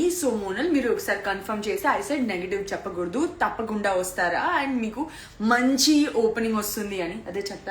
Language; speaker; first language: Telugu; non-native, learner; Gujarati